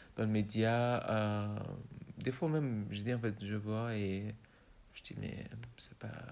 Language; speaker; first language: French; non-native, fluent; Persian